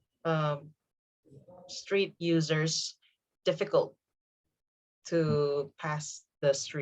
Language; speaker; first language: English; non-native, fluent; Indonesian